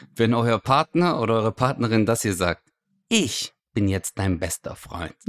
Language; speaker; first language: German; early bilingual, other home language; Turkish